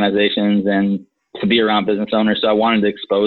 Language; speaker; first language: English; native; English